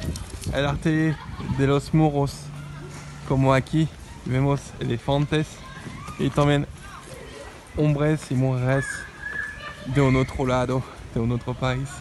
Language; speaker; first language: Spanish; non-native, fluent; French